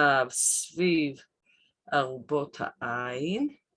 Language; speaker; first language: Hebrew; non-native, fluent; English